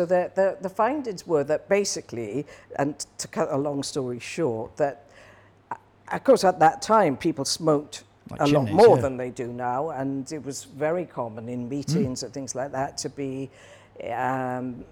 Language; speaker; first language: English; native; English